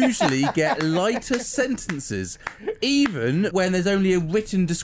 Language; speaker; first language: English; native; English